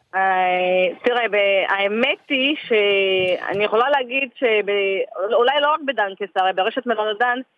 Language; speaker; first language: Hebrew; non-native, fluent; Russian